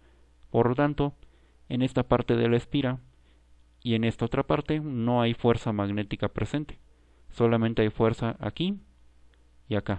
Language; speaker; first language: Spanish; native; Spanish